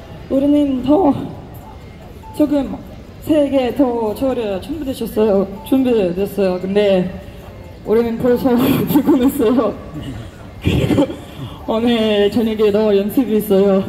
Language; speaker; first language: Korean; non-native, learner; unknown